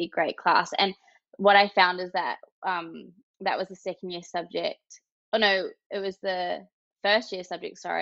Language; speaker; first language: English; native; English